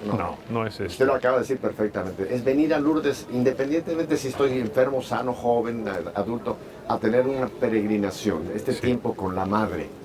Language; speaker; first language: Spanish; native; Spanish